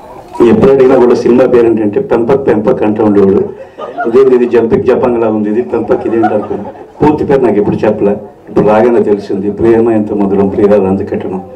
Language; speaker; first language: Telugu; native; Telugu